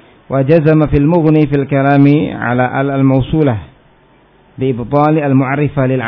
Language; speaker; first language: Arabic; non-native, fluent; Indonesian